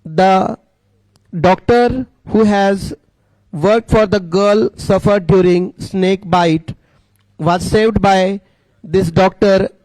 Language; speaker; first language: English; non-native, local second language; Marathi